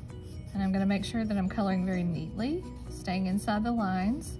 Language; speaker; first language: English; native; English